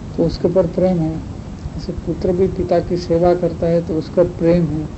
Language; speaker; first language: Hindi; non-native, local second language; Gujarati